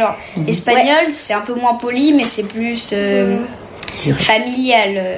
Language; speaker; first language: French; early bilingual, heritage; French